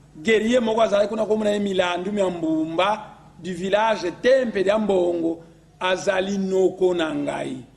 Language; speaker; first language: Lingala; non-native, local second language; Kongo